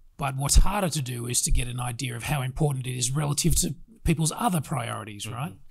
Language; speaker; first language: English; native; English